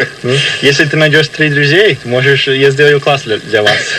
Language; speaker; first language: Russian; early bilingual, heritage; Russian